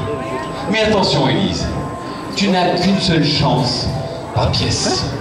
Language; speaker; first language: French; native; French